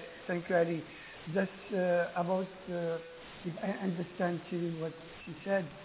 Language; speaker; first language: English; non-native, learner; Arabic